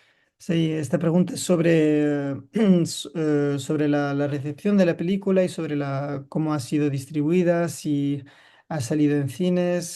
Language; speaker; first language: Spanish; non-native, fluent; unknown